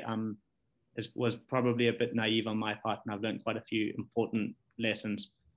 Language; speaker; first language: English; native; English